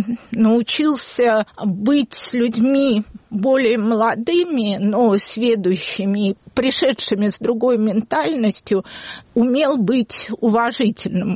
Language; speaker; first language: Russian; native; Russian